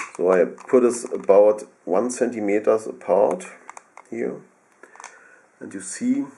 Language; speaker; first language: English; non-native, fluent; German